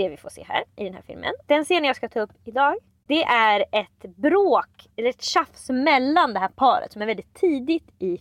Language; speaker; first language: Swedish; native; Swedish